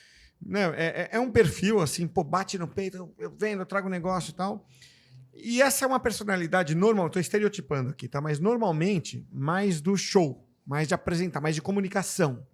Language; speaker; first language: Portuguese; native; Portuguese